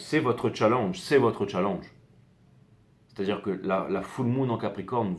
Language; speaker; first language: French; native; French